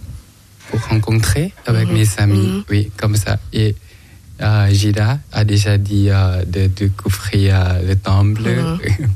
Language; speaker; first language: French; non-native, learner; Thai